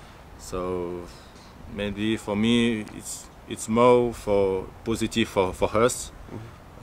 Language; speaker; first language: English; non-native, learner; French